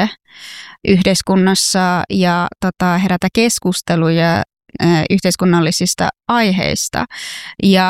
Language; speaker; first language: Finnish; non-native, fluent; Persian